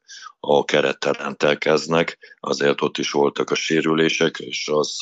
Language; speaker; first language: Hungarian; non-native, fluent; Russian